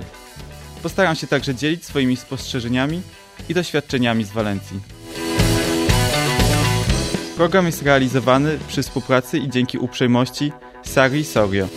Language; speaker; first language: Polish; native; Polish